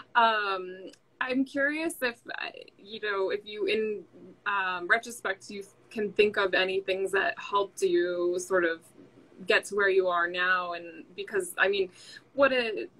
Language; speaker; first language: English; native; English